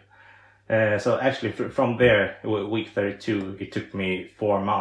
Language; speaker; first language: English; non-native, fluent; Swedish